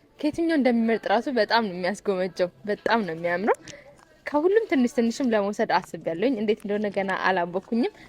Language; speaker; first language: Amharic; native; Amharic